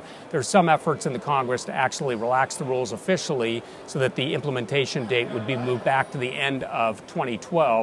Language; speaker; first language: English; native; English